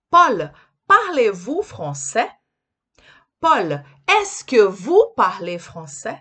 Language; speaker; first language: French; non-native, fluent; Portuguese